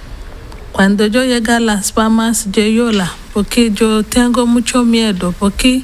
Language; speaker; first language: Spanish; non-native, learner; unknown